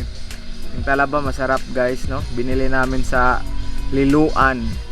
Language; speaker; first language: Filipino; non-native, local second language; Cebuano